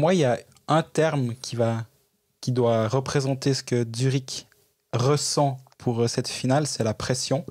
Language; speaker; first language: French; native; French